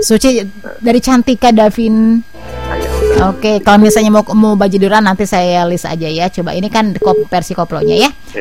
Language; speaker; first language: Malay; non-native, local second language; Sundanese